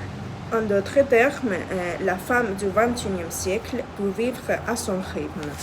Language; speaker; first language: French; non-native, fluent; Spanish